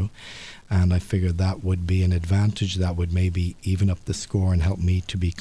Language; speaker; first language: English; native; English